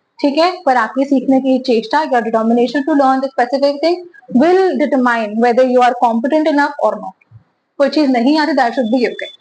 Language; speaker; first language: Hindi; native; Hindi